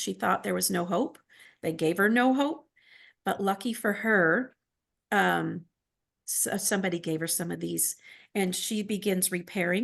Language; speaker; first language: English; native; English